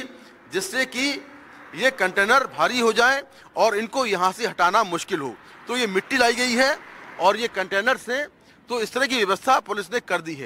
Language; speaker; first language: Hindi; native; Hindi